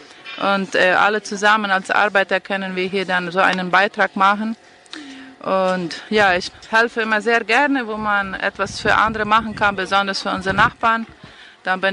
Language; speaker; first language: German; non-native, fluent; Spanish